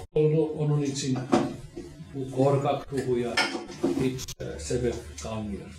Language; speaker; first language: Turkish; non-native, fluent; Finnish